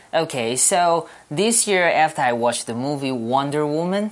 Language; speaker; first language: English; non-native, fluent; Chinese